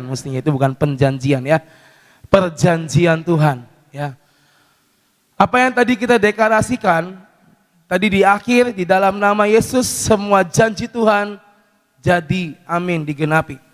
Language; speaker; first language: Indonesian; native; Indonesian